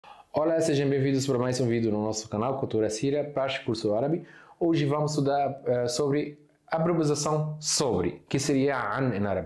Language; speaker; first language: Portuguese; non-native, fluent; Arabic